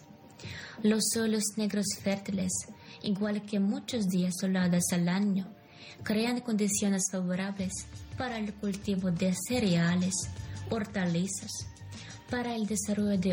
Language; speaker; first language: Spanish; non-native, fluent; Ukrainian